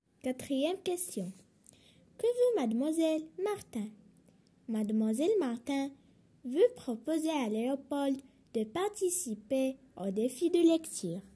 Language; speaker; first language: French; non-native, local second language; Arabic